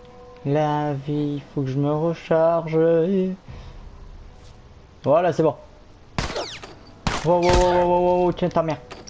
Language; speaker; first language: French; native; French